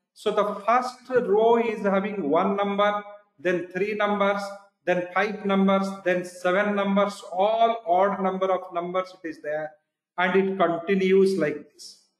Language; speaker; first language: English; non-native, local second language; Odia